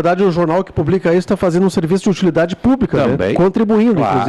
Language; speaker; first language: Portuguese; native; Portuguese